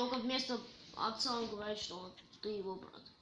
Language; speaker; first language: Russian; native; Russian